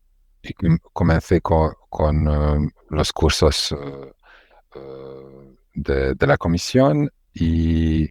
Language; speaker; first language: Spanish; non-native, learner; Hungarian